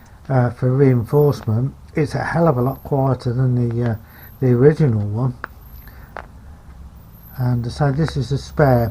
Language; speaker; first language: English; native; English